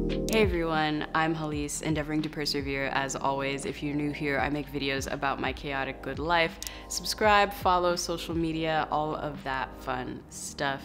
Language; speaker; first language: English; native; English